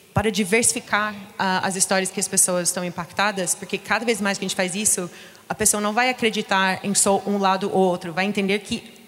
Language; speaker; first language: Portuguese; non-native, fluent; English